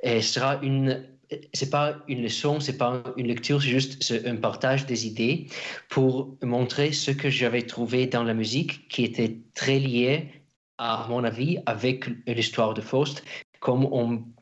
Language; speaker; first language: French; non-native, fluent; Russian